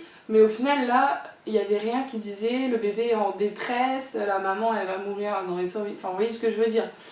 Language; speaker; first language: French; native; French